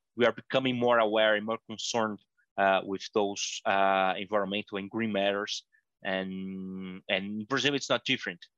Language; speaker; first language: English; non-native, fluent; Portuguese